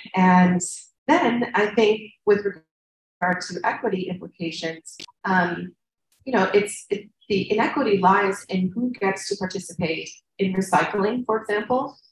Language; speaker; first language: English; native; English